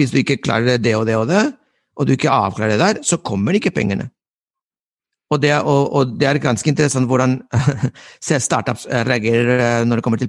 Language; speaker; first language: Norwegian; non-native, fluent; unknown